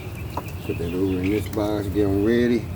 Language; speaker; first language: English; native; English